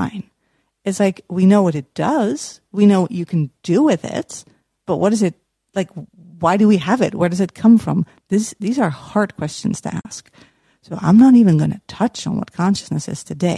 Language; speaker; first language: English; non-native, fluent; Dutch